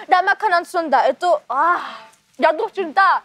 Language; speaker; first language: Indonesian; non-native, learner; German